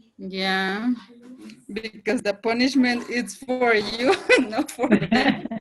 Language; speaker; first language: English; non-native, learner; Spanish